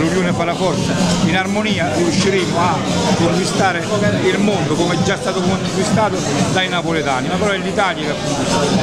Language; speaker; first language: Italian; native; Italian